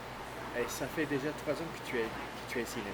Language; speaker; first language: French; non-native, fluent; English